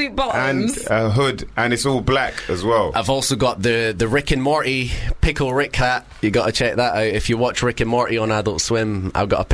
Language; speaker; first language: English; native; English